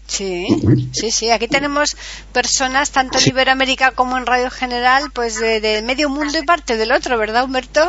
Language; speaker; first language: Spanish; native; Spanish